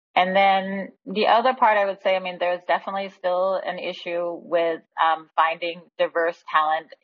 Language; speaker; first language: English; non-native, fluent; Danish